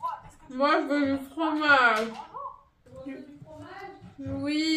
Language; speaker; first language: French; native; French